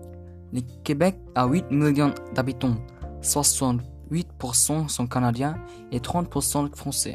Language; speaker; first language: French; non-native, learner; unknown